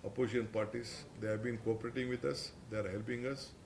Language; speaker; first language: English; non-native, local second language; Kannada